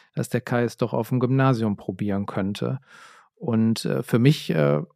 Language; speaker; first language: German; native; German